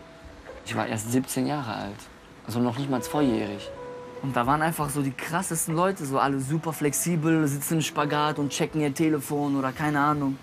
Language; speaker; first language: German; early bilingual, other home language; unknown